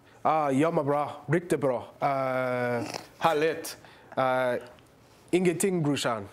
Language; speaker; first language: Swedish; non-native, learner; English